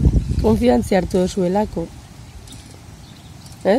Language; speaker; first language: Basque; native; Basque